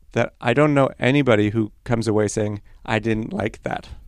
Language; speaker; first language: English; early bilingual, other home language; Polish